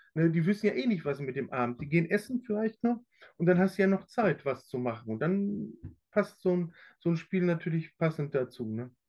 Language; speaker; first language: German; native; German